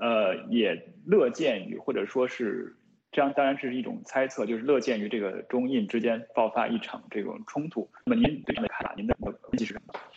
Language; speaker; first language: Chinese; native; Chinese